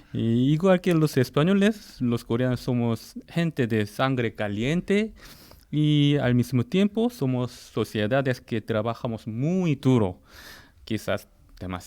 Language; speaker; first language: Spanish; non-native, fluent; Korean